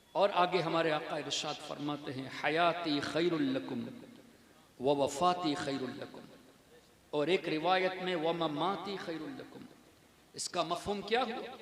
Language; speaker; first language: Urdu; non-native, fluent; Tamil